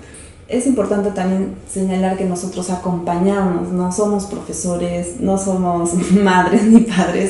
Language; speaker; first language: Spanish; native; Spanish